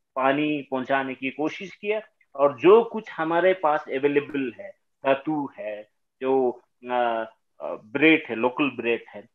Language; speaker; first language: Hindi; native; Hindi